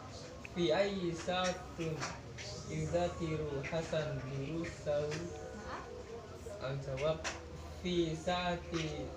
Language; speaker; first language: Arabic; non-native, learner; Indonesian